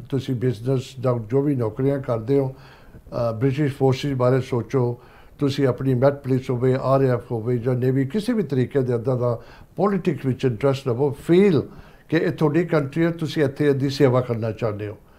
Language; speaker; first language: Punjabi; native; Punjabi